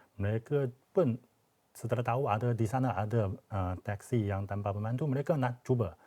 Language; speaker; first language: Malay; non-native, fluent; Chinese